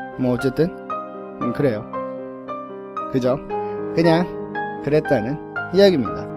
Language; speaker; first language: Korean; native; Korean